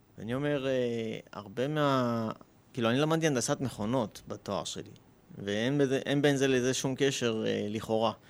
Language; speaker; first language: Hebrew; early bilingual, other home language; Russian